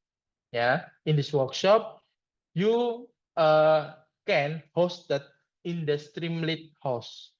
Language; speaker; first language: English; non-native, learner; Indonesian